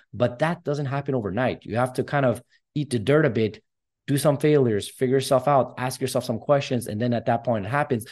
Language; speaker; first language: English; early bilingual, other home language; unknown